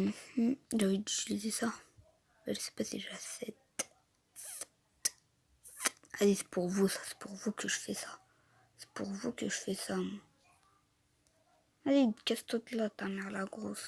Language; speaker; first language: French; native; French